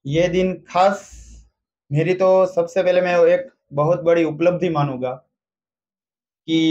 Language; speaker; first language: Hindi; non-native, local second language; Gujarati